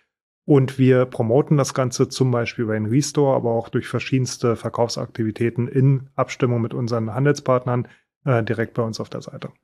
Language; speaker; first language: German; native; German